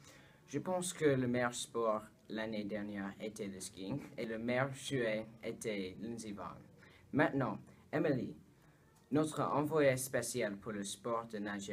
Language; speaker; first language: French; non-native, learner; English